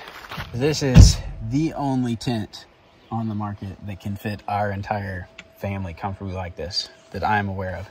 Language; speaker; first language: English; native; English